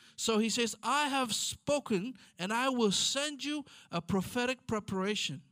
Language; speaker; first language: English; non-native, fluent; Amharic